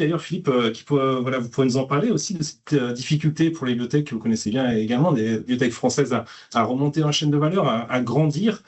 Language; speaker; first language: French; native; French